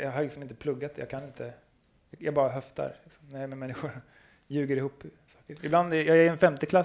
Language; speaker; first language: Swedish; native; Swedish